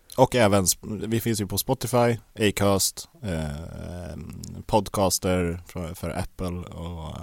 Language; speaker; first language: Swedish; native; Swedish